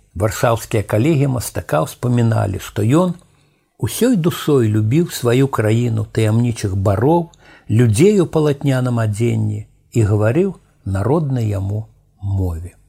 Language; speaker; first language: Belarusian; native; Belarusian